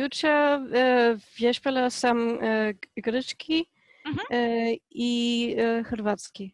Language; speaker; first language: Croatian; non-native, learner; Polish